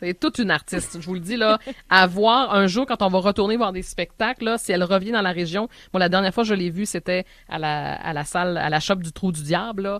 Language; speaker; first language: French; native; French